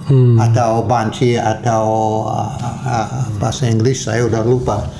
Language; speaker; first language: Indonesian; non-native, fluent; English